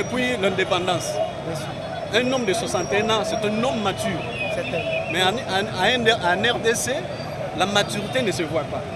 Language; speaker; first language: French; non-native, local second language; Lingala